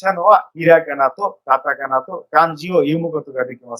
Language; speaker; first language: Japanese; non-native, fluent; Bangla